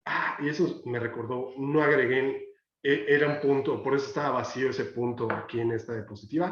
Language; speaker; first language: Spanish; native; Spanish